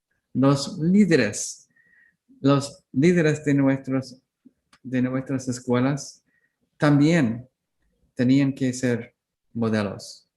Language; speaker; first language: Spanish; non-native, learner; English